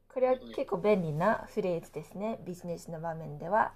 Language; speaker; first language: Japanese; non-native, fluent; Chinese